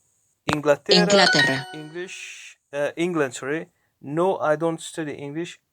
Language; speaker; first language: English; non-native, fluent; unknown